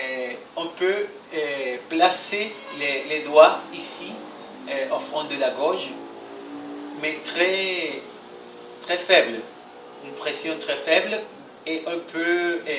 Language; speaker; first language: French; non-native, fluent; Spanish